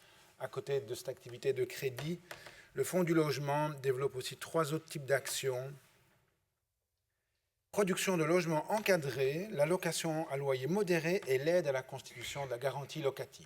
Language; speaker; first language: French; native; French